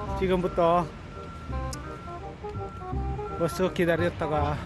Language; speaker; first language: Korean; non-native, learner; Filipino